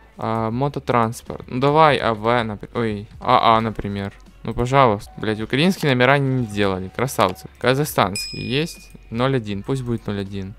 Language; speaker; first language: Russian; native; Russian